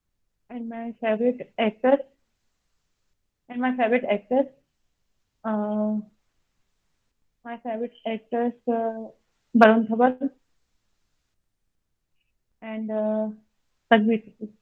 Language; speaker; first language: English; non-native, learner; Hindi